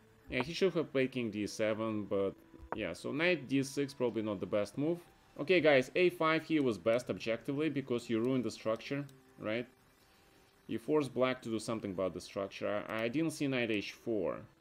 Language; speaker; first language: English; non-native, fluent; Russian